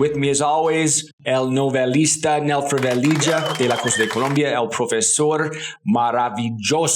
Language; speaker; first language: Spanish; non-native, fluent; English